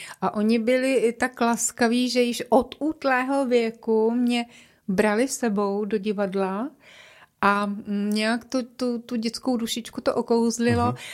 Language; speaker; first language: Czech; native; Czech